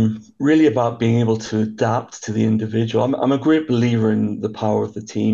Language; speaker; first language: English; native; English